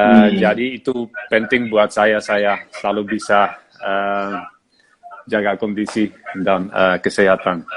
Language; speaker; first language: Indonesian; non-native, fluent; Dutch